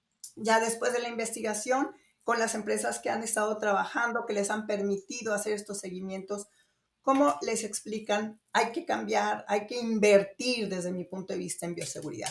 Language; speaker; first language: Spanish; native; Spanish